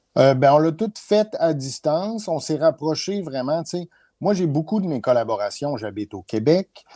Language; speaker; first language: French; native; French